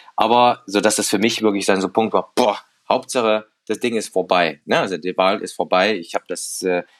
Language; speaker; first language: German; native; German